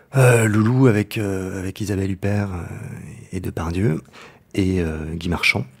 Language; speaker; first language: French; native; French